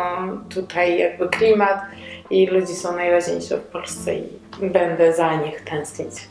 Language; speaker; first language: Polish; non-native, learner; Georgian